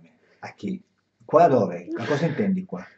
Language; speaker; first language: Italian; native; Italian